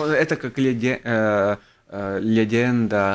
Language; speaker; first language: Russian; non-native, local second language; Latvian